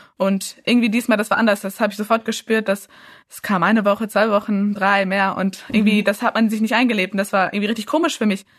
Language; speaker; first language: German; early bilingual, other home language; English